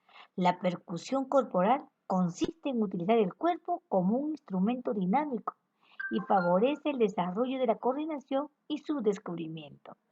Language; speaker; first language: Spanish; native; Spanish